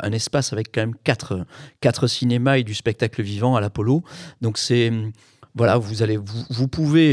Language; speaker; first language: French; native; French